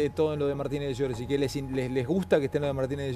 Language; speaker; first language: Spanish; native; Spanish